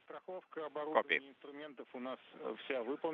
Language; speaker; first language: Russian; native; Russian